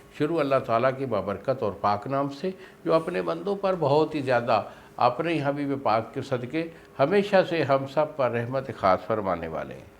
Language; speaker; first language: Urdu; non-native, local second language; Punjabi